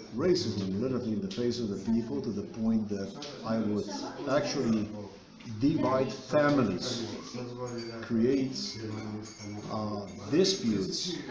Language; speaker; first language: English; non-native, fluent; Slovenian